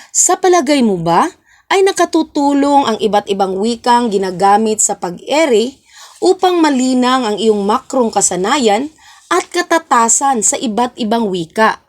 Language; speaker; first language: Filipino; non-native, local second language; Cebuano